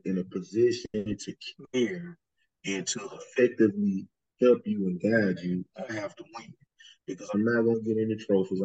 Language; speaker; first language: English; native; English